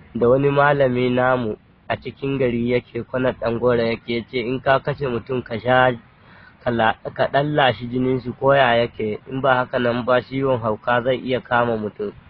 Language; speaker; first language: Hausa; non-native, local second language; Fula